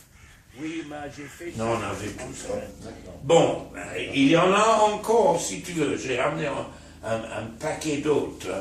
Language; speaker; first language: French; non-native, fluent; English